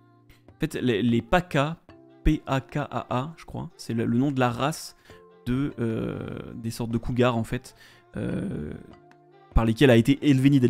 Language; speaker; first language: French; native; French